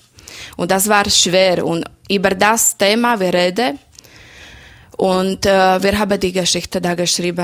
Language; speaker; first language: German; non-native, learner; Slovak